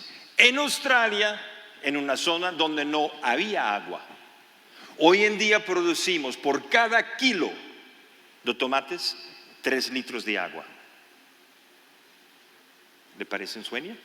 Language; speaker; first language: Spanish; non-native, fluent; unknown